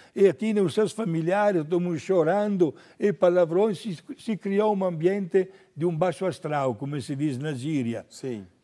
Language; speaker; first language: Portuguese; non-native, fluent; Italian